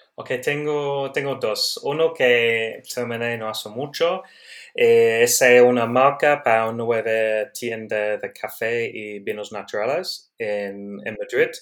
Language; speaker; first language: Spanish; non-native, learner; English